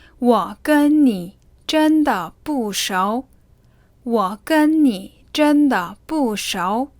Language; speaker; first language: Chinese; non-native, fluent; Korean